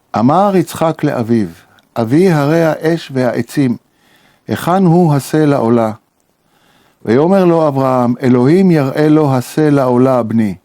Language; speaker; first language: Hebrew; native; Hebrew